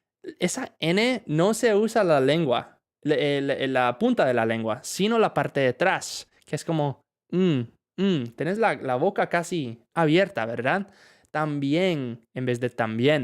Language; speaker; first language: Spanish; non-native, fluent; English